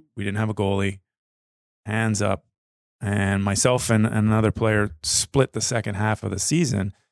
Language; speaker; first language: English; native; English